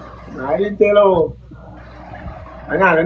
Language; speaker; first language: Spanish; non-native, learner; Haitian Creole